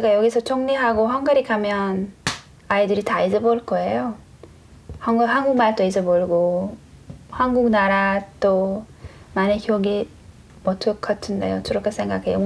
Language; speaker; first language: Korean; non-native, learner; Hungarian